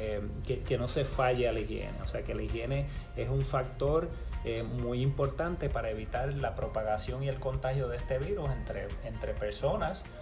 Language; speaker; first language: Spanish; native; Spanish